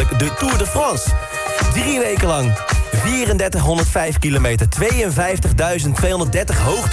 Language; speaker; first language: Dutch; native; Dutch